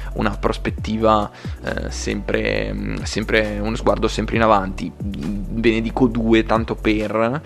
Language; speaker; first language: Italian; native; Italian